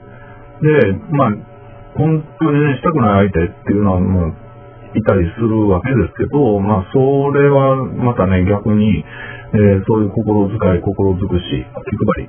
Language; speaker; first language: Japanese; native; Japanese